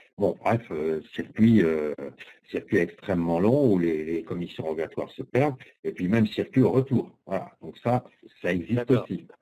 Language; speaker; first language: French; native; French